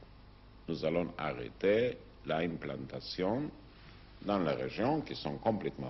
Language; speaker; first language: French; non-native, fluent; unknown